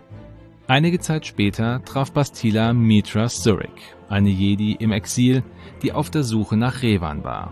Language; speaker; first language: German; native; German